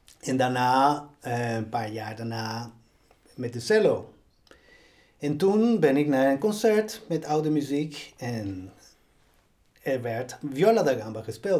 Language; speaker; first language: Dutch; non-native, fluent; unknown